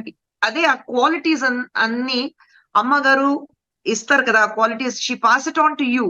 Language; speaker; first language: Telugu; non-native, fluent; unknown